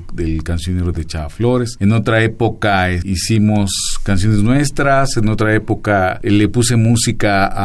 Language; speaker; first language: Spanish; native; Spanish